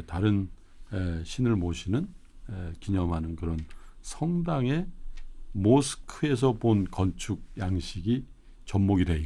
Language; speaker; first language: Korean; native; Korean